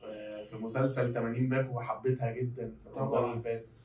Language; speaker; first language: Arabic; native; Arabic